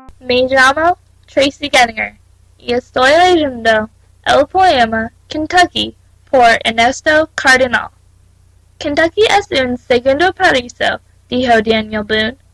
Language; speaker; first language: Spanish; non-native, learner; English